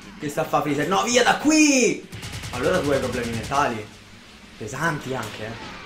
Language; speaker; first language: Italian; native; Italian